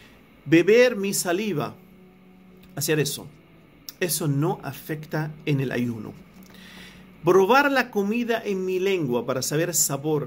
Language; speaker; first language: Spanish; non-native, fluent; Arabic